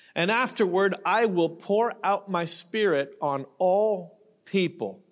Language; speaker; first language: English; native; English